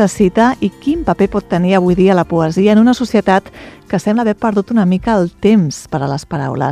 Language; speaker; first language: Catalan; native; Catalan